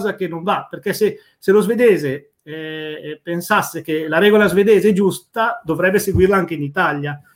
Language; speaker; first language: Italian; native; Italian